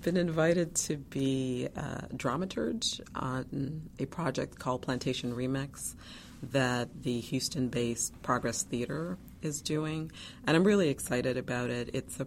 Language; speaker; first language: English; early bilingual, other home language; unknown